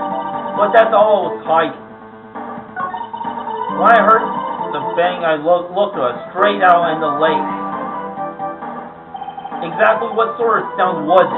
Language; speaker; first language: English; native; English